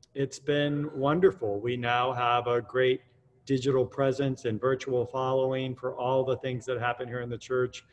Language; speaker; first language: English; native; English